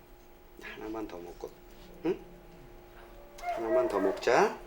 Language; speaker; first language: Korean; native; Korean